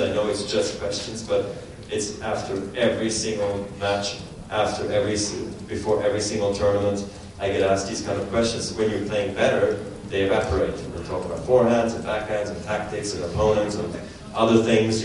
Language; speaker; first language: English; non-native, fluent; German